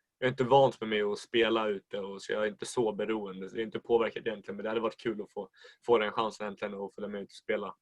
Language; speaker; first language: Swedish; native; Swedish